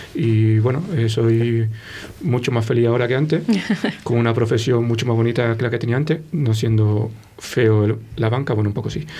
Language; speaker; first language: Spanish; native; Spanish